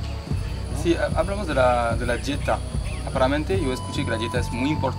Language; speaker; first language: Spanish; non-native, fluent; French